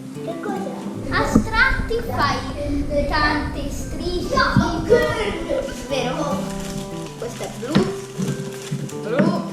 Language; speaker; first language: Italian; native; Italian